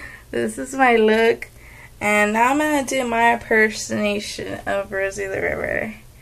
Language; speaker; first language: English; early bilingual, other home language; Spanish